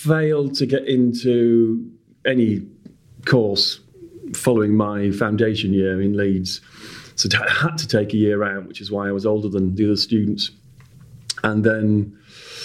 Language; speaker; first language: English; native; English